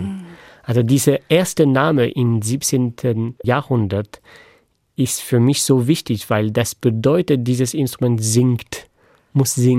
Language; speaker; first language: German; non-native, fluent; French